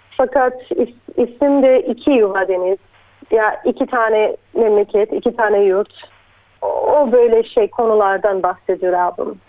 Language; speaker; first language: Turkish; early bilingual, heritage; Turkish